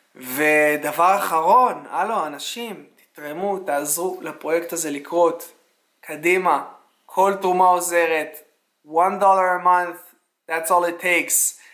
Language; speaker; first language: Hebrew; native; Hebrew